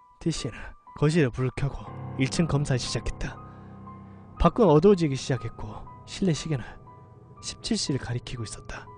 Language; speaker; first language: Korean; native; Korean